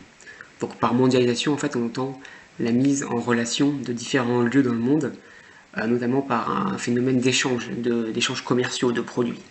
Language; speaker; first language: French; native; French